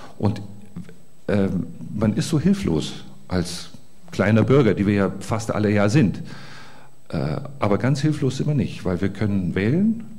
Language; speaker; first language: German; native; German